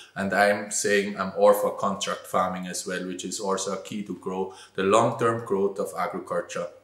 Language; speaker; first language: English; non-native, fluent; German